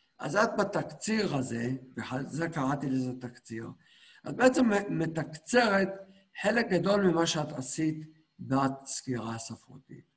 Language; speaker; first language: Hebrew; native; Hebrew